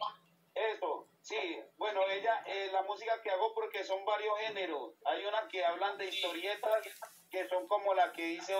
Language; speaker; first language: Spanish; native; Spanish